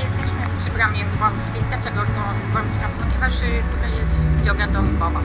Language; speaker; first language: Polish; native; Polish